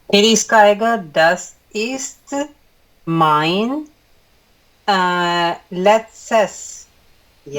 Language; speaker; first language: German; non-native, learner; Urdu